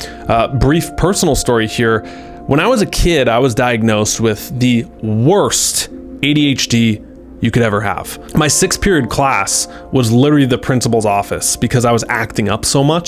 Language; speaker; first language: English; native; English